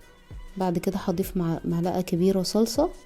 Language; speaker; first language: Arabic; native; Arabic